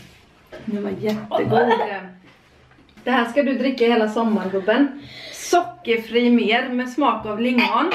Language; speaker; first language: Swedish; native; Swedish